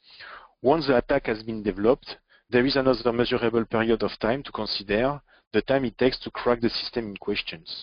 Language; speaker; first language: English; non-native, fluent; French